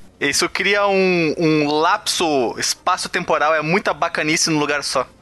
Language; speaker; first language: Portuguese; native; Portuguese